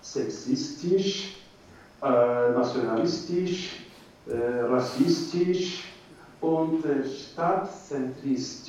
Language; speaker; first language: German; non-native, learner; Turkish